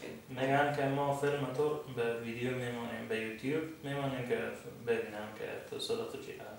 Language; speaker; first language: Persian; non-native, learner; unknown